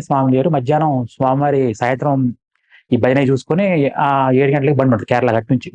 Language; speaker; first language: Telugu; non-native, local second language; Malayalam